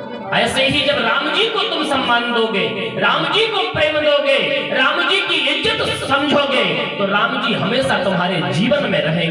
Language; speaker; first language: Hindi; native; Hindi